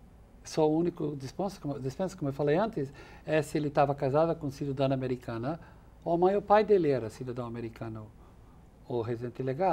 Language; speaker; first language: Portuguese; non-native, fluent; English